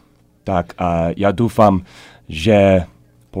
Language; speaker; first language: Slovak; early bilingual, heritage; English